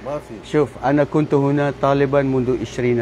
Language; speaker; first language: Arabic; non-native, fluent; Maranao